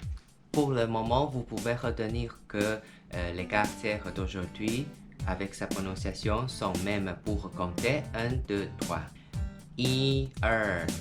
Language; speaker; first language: French; non-native, fluent; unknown